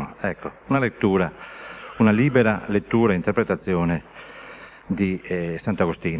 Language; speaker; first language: Italian; native; Italian